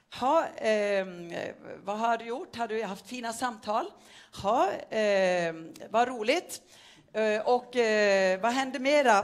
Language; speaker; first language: Swedish; non-native, fluent; Norwegian